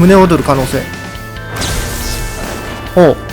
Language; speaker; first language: Japanese; native; Japanese